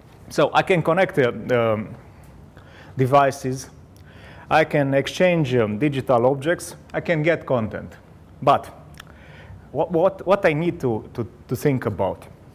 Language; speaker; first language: English; non-native, fluent; Romanian